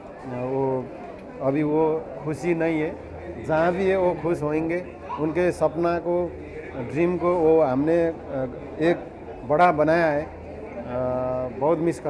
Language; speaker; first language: Hindi; non-native, fluent; Nepali